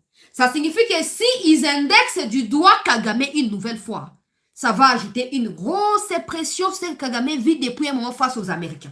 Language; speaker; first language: French; non-native, local second language; Lingala